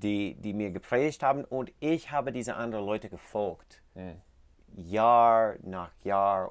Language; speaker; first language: German; non-native, learner; English